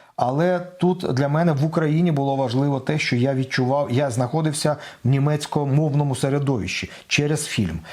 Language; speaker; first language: Ukrainian; non-native, local second language; Russian